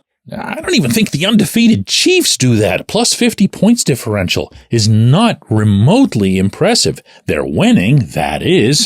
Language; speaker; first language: English; native; English